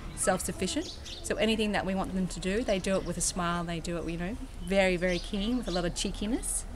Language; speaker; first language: English; native; English